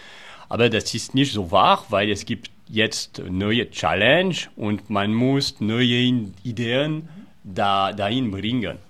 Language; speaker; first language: German; non-native, local second language; French